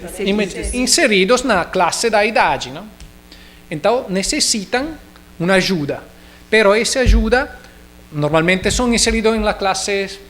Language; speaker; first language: Portuguese; non-native, learner; Italian